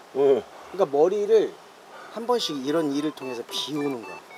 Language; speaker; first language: Korean; native; Korean